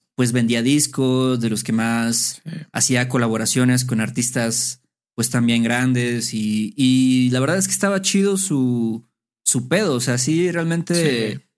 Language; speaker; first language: Spanish; native; Spanish